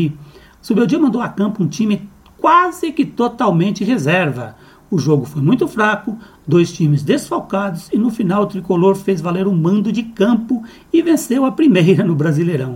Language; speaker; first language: Portuguese; native; Portuguese